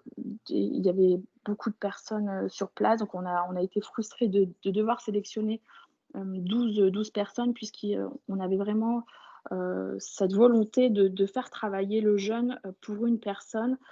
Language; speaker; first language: French; native; French